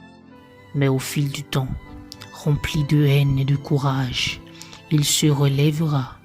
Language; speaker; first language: French; non-native, local second language; Malagasy